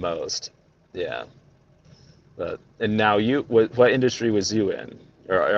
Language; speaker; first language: English; native; English